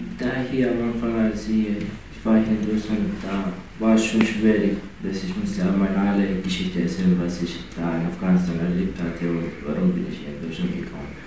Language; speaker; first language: German; non-native, learner; Persian